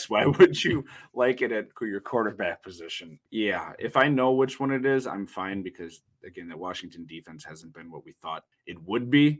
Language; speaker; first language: English; native; English